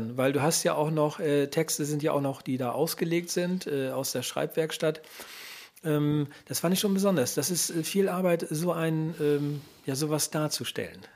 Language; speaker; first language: German; native; German